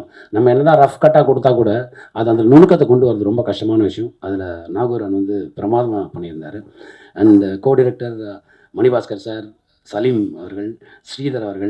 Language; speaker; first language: Tamil; native; Tamil